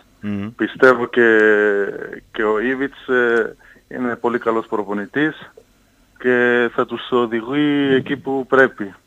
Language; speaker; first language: Greek; non-native, fluent; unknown